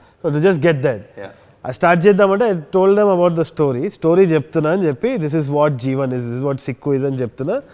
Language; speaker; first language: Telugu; native; Telugu